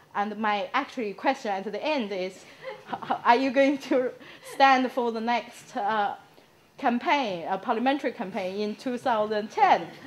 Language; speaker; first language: English; non-native, fluent; Chinese